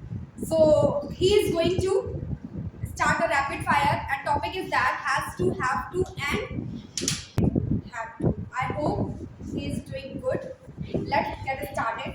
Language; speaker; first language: English; non-native, local second language; Hindi